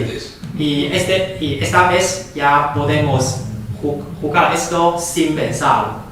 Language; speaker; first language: Spanish; non-native, fluent; Chinese